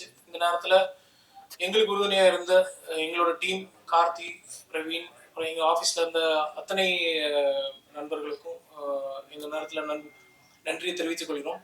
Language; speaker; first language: Tamil; native; Tamil